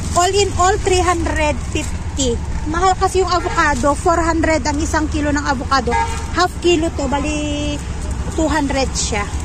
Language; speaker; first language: Filipino; native; Filipino